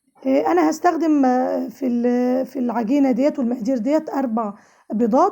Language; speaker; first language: Arabic; native; Arabic